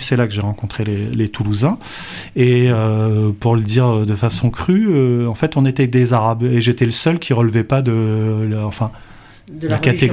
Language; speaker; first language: French; native; French